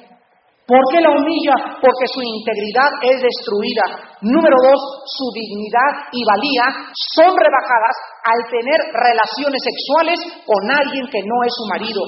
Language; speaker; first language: Spanish; native; Spanish